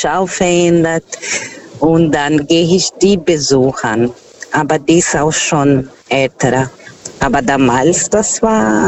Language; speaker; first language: German; non-native, fluent; Portuguese